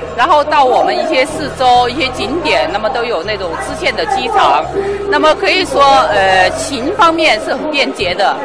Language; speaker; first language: Chinese; native; Chinese